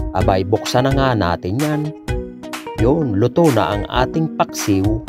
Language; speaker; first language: Filipino; non-native, local second language; Bikol